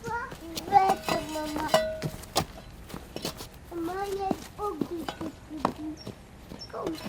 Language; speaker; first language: Dutch; early bilingual, heritage; Dutch